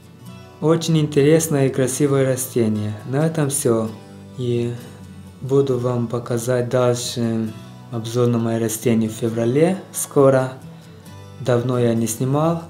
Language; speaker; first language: Russian; non-native, learner; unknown